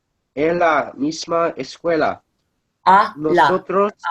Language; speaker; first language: Spanish; non-native, learner; English